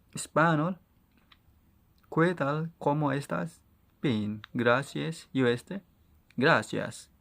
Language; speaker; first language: Spanish; non-native, learner; Indonesian